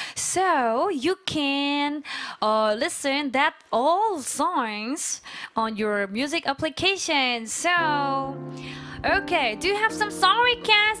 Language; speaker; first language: English; non-native, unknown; Korean